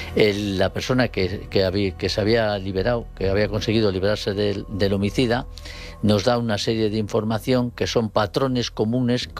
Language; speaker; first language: Spanish; native; Spanish